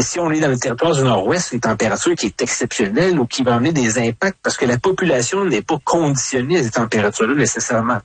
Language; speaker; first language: French; native; French